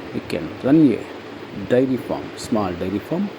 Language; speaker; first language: English; non-native, local second language; Kannada